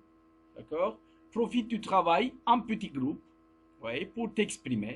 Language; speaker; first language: French; non-native, fluent; Turkish